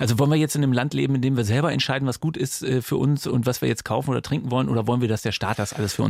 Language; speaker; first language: German; native; German